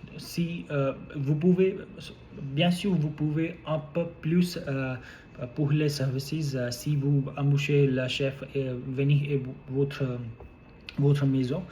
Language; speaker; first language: French; non-native, learner; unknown